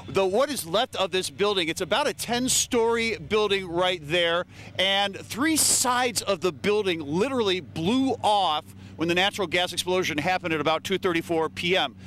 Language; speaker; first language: English; native; English